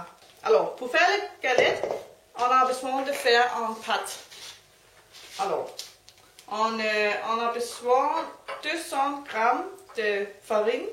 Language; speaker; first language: French; non-native, learner; Danish